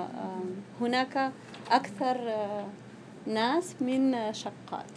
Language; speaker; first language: Arabic; non-native, fluent; Spanish